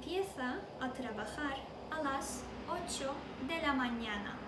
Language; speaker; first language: Spanish; non-native, fluent; Turkish